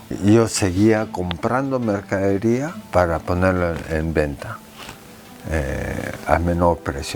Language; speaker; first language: Spanish; early bilingual, heritage; Spanish